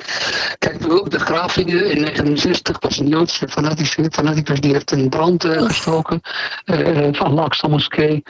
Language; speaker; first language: Dutch; non-native, fluent; Arabic